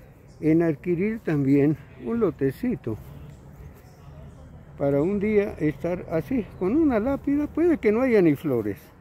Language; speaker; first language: Spanish; native; Spanish